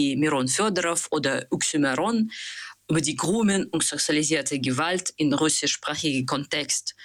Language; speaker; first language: German; non-native, learner; Russian